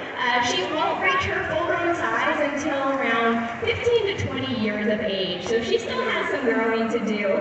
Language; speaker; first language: English; native; English